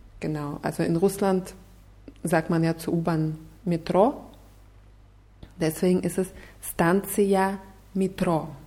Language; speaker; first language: German; non-native, fluent; Russian